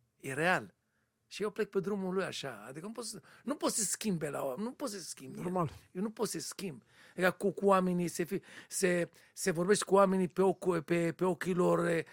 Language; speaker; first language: Romanian; non-native, learner; Hebrew